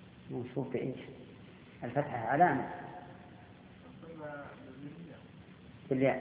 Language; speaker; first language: Arabic; native; Arabic